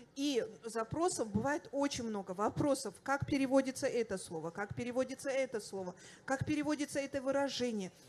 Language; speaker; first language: Russian; non-native, local second language; Avaric